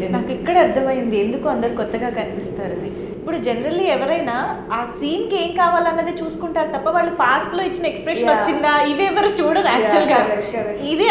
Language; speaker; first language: Telugu; native; Telugu